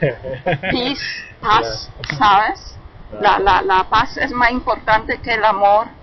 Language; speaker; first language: Spanish; non-native, fluent; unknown